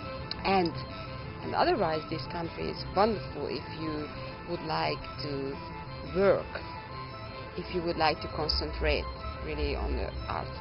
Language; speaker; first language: English; non-native, fluent; Hungarian